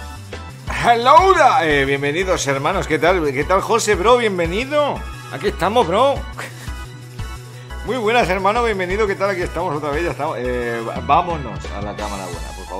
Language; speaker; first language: Spanish; native; Spanish